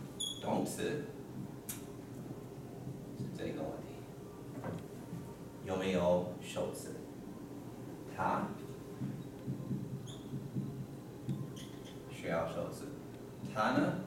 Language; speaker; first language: Chinese; non-native, learner; English